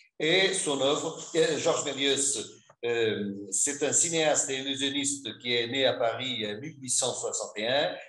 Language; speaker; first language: French; non-native, fluent; Portuguese